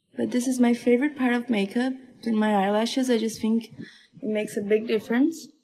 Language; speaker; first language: English; non-native, fluent; Portuguese